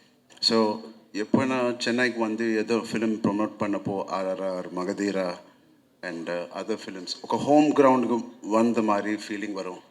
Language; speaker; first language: Tamil; non-native, local second language; Telugu